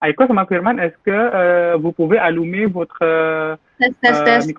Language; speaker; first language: French; non-native, fluent; Indonesian